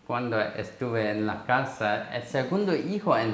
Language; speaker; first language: Spanish; non-native, learner; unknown